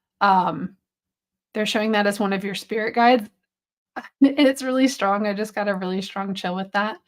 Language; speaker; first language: English; native; English